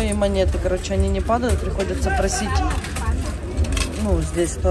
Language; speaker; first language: Russian; non-native, local second language; Ukrainian